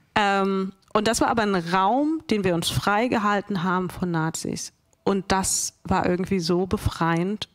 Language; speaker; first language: German; native; German